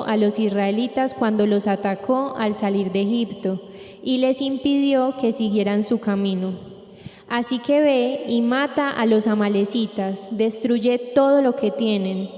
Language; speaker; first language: Spanish; native; Spanish